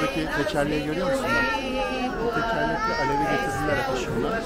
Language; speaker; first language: Turkish; native; Turkish